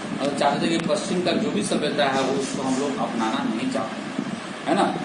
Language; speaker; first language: Hindi; native; Hindi